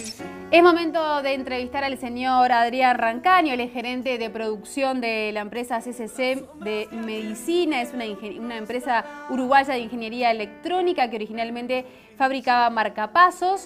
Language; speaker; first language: Spanish; native; Spanish